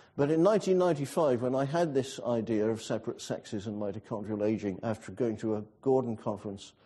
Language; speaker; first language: English; native; English